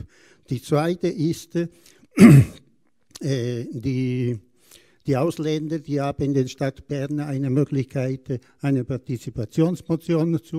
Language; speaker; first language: German; non-native, fluent; Italian